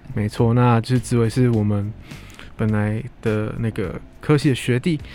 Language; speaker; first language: Chinese; native; Chinese